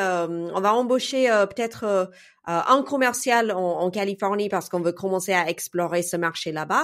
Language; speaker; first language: French; non-native, fluent; English